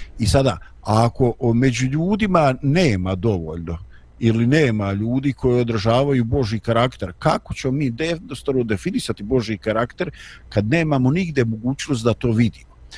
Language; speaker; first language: Bosnian; native; Bosnian